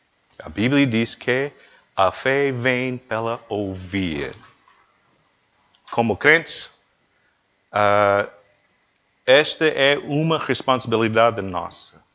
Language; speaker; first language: Portuguese; non-native, learner; English